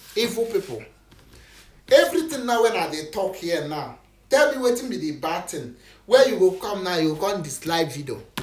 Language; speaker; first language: Nigerian Pidgin; native; Nigerian Pidgin